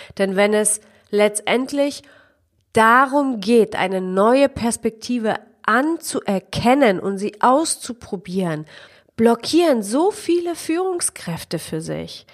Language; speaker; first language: German; early bilingual, other home language; Polish